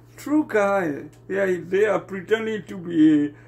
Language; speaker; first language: English; non-native, learner; Burmese